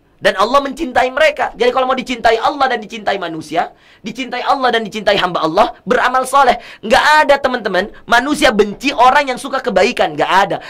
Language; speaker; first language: Indonesian; native; Indonesian